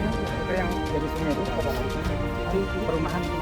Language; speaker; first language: Indonesian; non-native, local second language; Achinese